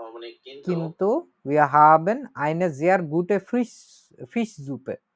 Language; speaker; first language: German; non-native, learner; Bangla